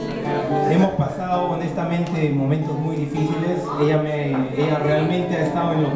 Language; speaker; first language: Spanish; early bilingual, heritage; Spanish